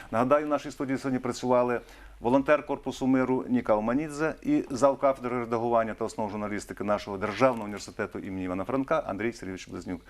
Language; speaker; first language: Ukrainian; native; Ukrainian